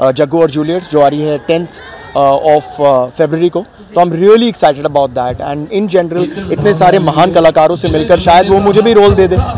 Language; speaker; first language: Hindi; native; Hindi